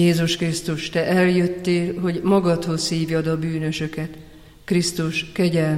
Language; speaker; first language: Hungarian; native; Hungarian